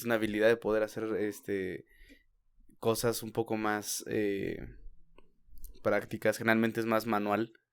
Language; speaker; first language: Spanish; native; Spanish